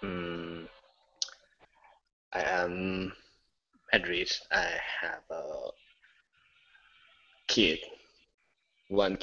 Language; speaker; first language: English; non-native, learner; Thai